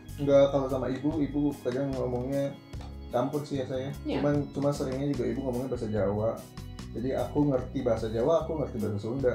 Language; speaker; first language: Indonesian; native; Indonesian